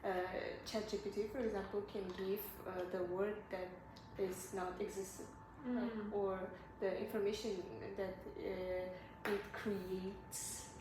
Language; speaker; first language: English; non-native, learner; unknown